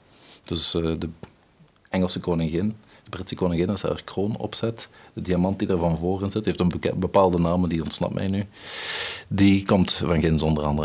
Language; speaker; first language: Dutch; native; Dutch